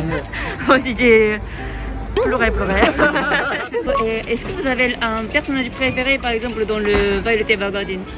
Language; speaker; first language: French; non-native, fluent; Japanese